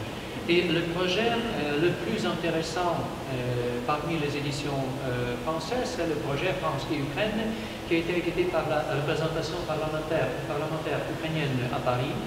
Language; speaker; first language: French; non-native, learner; Ukrainian